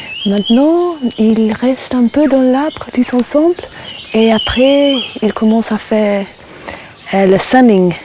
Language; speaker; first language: French; non-native, fluent; English